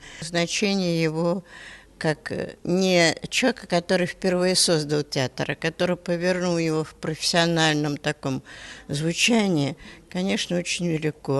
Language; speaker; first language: Russian; native; Russian